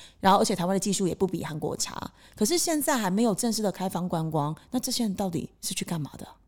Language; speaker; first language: Chinese; native; Chinese